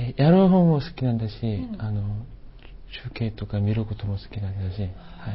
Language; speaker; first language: Japanese; non-native, fluent; Korean